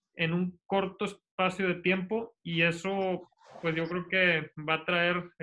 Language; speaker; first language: Spanish; native; Spanish